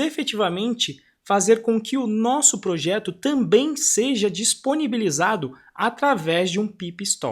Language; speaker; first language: Portuguese; native; Portuguese